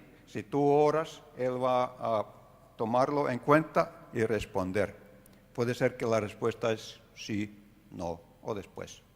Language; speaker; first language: Spanish; non-native, fluent; Finnish